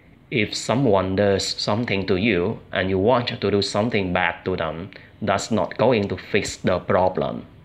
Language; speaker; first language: English; non-native, fluent; Vietnamese